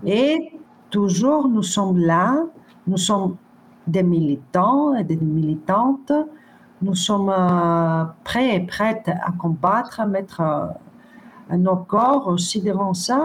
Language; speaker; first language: French; non-native, fluent; Greek